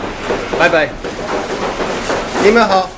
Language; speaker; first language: Chinese; non-native, learner; English